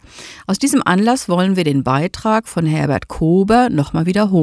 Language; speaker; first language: German; native; German